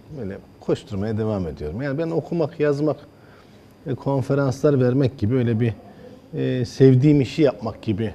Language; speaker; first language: Turkish; early bilingual, heritage; Turkish